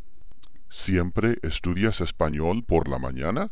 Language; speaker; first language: Spanish; non-native, learner; English